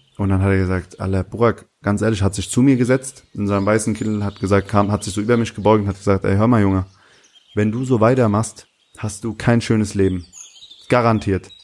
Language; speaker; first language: German; early bilingual, other home language; Turkish